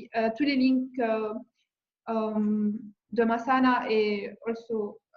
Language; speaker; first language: French; non-native, learner; English